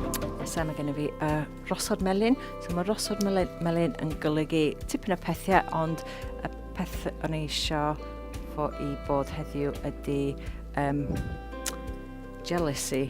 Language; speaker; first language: Welsh; non-native, local second language; English